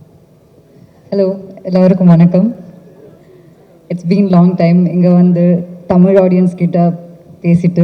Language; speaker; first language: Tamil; non-native, fluent; Malayalam